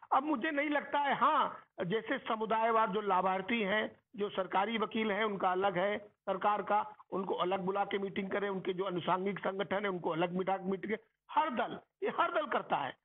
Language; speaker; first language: Hindi; native; Hindi